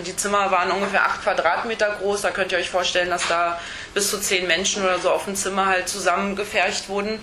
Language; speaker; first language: German; native; German